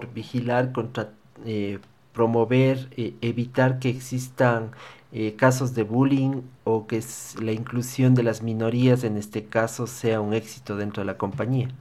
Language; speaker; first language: Spanish; native; Spanish